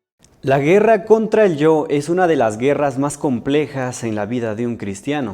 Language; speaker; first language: Spanish; native; Spanish